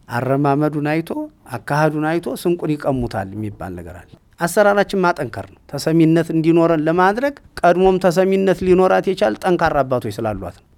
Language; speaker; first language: Amharic; native; Amharic